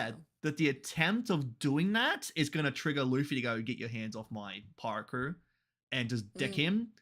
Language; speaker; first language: English; native; English